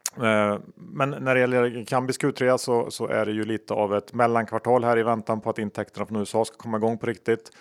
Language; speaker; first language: Swedish; native; Swedish